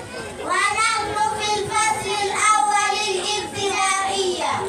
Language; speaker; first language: Arabic; non-native, learner; Swahili